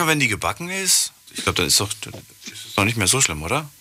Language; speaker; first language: German; native; German